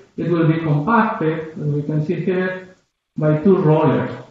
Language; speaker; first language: English; non-native, fluent; Spanish